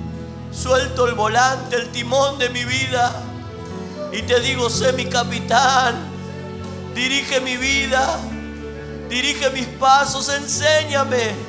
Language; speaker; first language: Spanish; native; Spanish